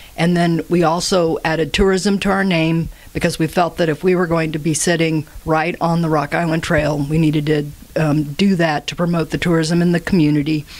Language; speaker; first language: English; native; English